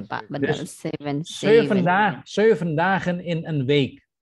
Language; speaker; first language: Dutch; non-native, fluent; Indonesian